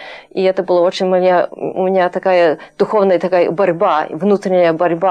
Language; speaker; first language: Russian; non-native, fluent; English